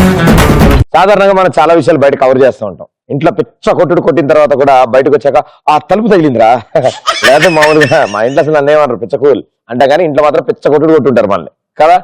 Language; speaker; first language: Telugu; native; Telugu